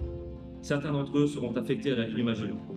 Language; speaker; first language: French; native; French